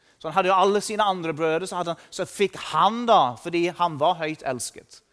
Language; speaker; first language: Norwegian; non-native, fluent; English